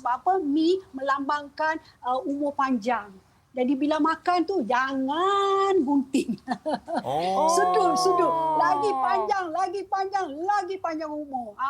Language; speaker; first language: Malay; non-native, local second language; Chinese